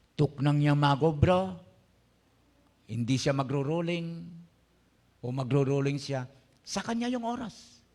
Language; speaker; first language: Filipino; non-native, local second language; Pampanga